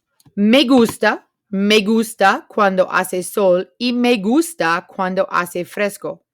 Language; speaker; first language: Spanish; non-native, fluent; English